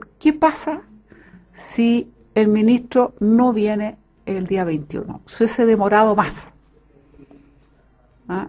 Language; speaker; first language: Spanish; native; Spanish